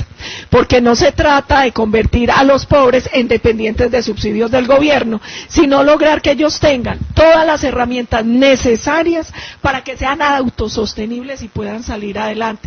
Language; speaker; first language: Spanish; native; Spanish